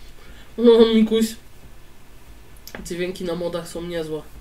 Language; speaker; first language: Polish; native; Polish